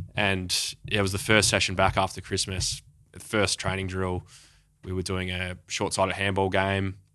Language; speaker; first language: English; native; English